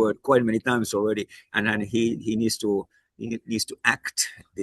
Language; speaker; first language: English; non-native, fluent; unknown